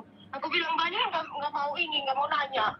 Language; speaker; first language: Indonesian; native; Indonesian